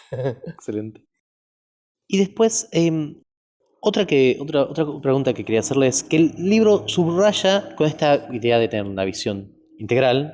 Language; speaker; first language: Spanish; native; Spanish